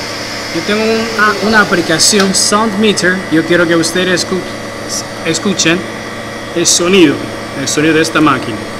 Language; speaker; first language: Spanish; non-native, fluent; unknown